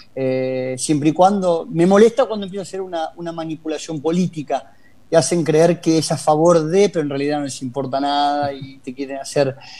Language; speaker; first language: Spanish; native; Spanish